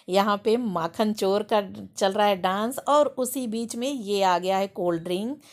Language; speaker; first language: Hindi; native; Hindi